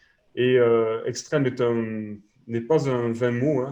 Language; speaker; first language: French; native; French